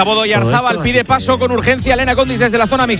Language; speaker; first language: Spanish; native; Spanish